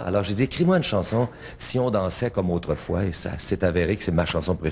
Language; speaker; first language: French; native; French